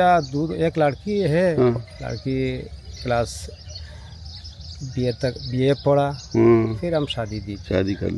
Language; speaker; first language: Hindi; non-native, fluent; Pashto